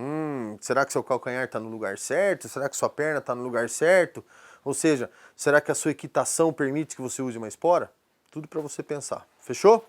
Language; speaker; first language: Portuguese; native; Portuguese